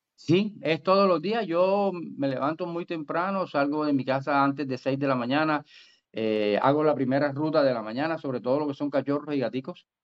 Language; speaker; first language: Spanish; native; Spanish